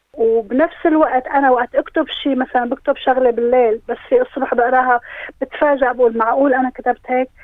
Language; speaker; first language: Arabic; native; Arabic